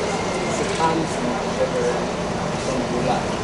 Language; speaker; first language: Chinese; non-native, fluent; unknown